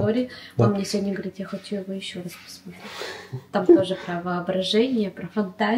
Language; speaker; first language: Russian; native; Russian